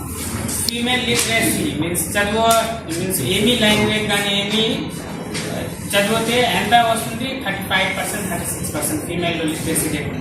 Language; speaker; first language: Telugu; non-native, learner; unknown